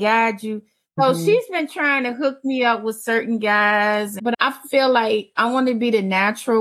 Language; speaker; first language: English; native; English